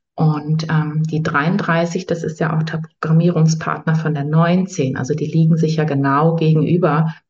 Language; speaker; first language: German; native; German